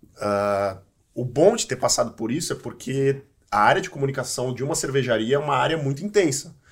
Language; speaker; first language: Portuguese; native; Portuguese